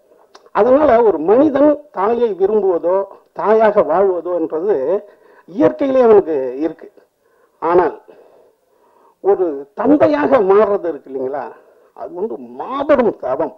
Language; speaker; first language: Tamil; native; Tamil